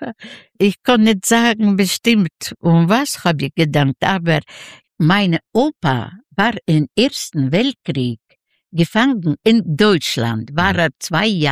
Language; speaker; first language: German; non-native, learner; Yiddish